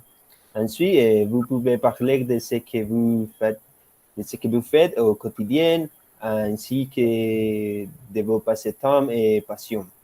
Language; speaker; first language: French; non-native, learner; Spanish